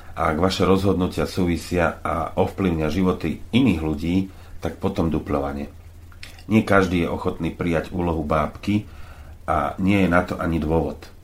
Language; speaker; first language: Slovak; native; Slovak